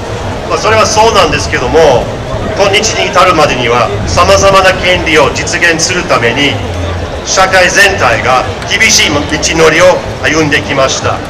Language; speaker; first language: Japanese; non-native, fluent; English